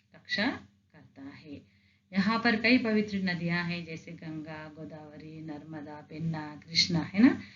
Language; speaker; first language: Hindi; non-native, local second language; Telugu